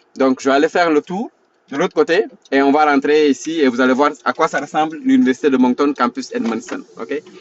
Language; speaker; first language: French; non-native, local second language; Wolof